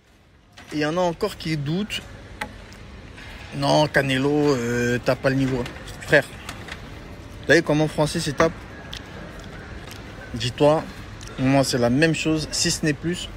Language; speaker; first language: French; native; French